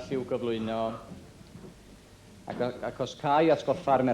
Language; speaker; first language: Welsh; native; Welsh